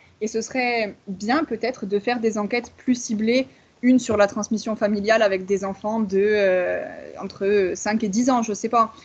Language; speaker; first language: French; native; French